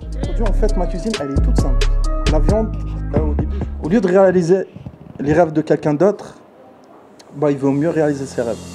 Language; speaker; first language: French; early bilingual, other home language; Arabic